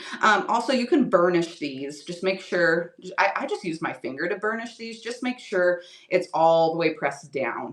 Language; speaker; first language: English; native; English